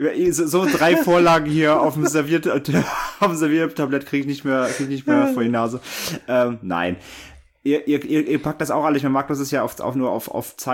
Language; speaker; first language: German; native; German